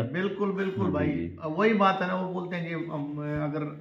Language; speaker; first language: Hindi; native; Hindi